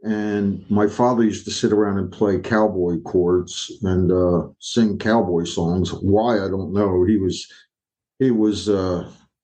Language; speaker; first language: English; native; English